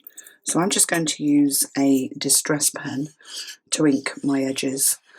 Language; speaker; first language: English; native; English